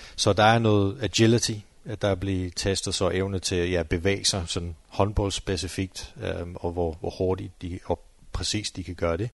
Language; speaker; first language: Danish; non-native, fluent; English